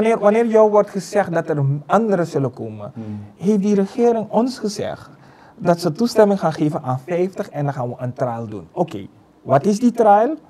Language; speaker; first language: Dutch; native; Dutch